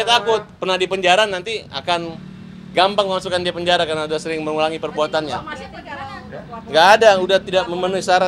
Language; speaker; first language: Indonesian; native; Indonesian